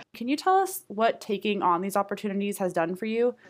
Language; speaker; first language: English; native; English